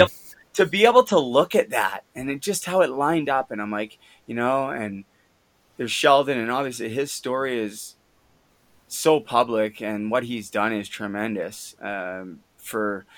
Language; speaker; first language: English; native; English